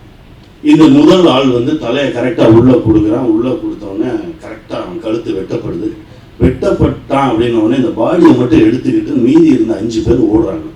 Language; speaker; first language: Tamil; native; Tamil